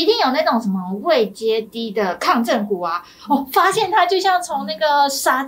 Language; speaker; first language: Chinese; native; Chinese